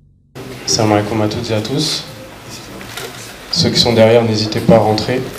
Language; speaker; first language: French; native; French